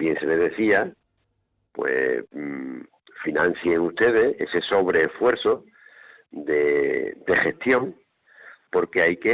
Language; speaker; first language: Spanish; native; Spanish